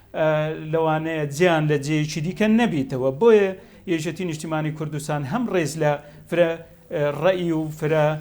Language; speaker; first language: Central Kurdish; non-native, local second language; Kurdish